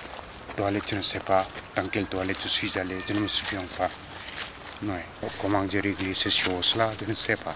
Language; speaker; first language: French; non-native, fluent; Korean